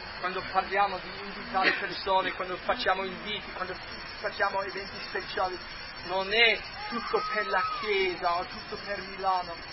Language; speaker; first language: Italian; non-native, fluent; English